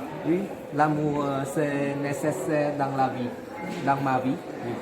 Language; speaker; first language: French; non-native, learner; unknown